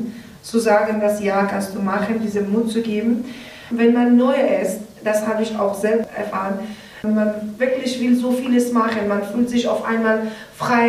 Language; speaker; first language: German; non-native, learner; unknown